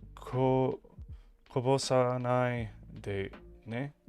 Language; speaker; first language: Japanese; non-native, learner; English